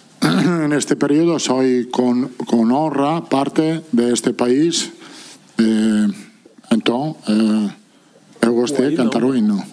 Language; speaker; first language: Portuguese; non-native, learner; Italian